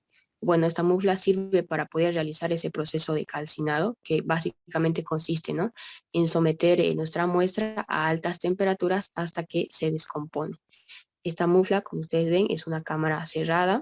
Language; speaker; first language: Spanish; native; Spanish